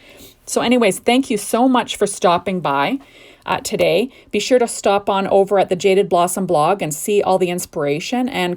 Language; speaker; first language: English; native; English